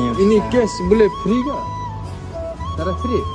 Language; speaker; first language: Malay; non-native, learner; Nepali